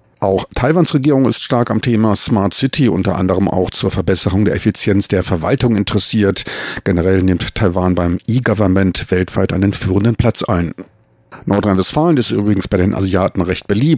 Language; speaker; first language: German; native; German